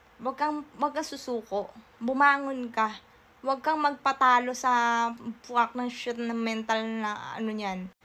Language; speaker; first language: Filipino; native; Filipino